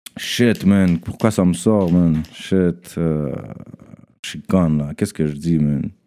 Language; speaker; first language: French; early bilingual, other home language; Russian